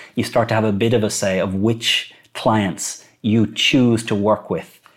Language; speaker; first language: English; native; English